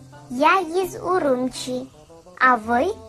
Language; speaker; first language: Russian; non-native, learner; Kazakh